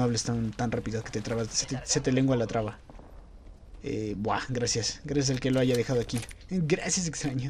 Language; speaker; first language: Spanish; native; Spanish